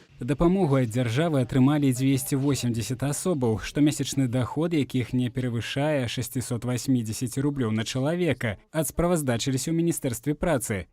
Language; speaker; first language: Belarusian; native; Belarusian